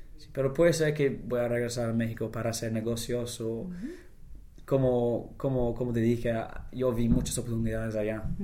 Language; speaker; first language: Spanish; non-native, fluent; English